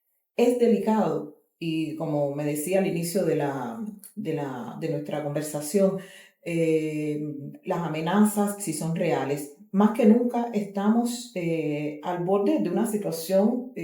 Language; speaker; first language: Spanish; native; Spanish